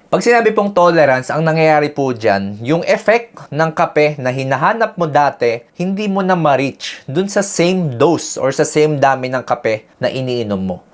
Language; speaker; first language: Filipino; native; Filipino